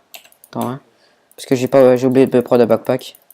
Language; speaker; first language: French; native; French